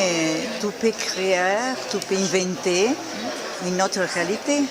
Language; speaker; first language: French; non-native, fluent; Spanish